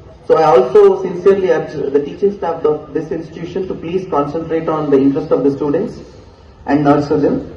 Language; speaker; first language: English; non-native, local second language; Telugu